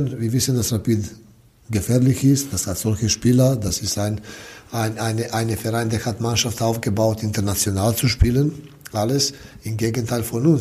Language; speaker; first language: German; non-native, learner; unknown